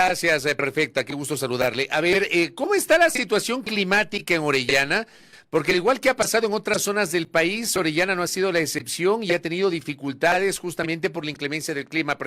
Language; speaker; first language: Spanish; native; Spanish